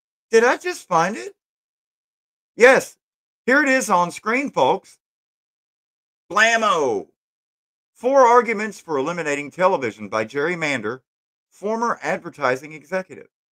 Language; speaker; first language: English; native; English